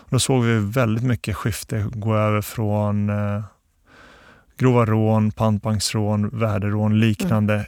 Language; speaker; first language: Swedish; early bilingual, other home language; Bosnian